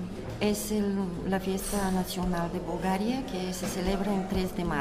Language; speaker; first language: Spanish; non-native, learner; Bulgarian